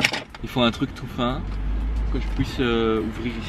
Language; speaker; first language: French; native; French